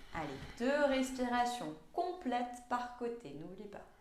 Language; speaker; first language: French; native; French